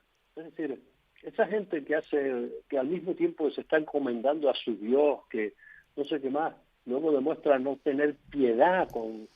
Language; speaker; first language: Spanish; native; Spanish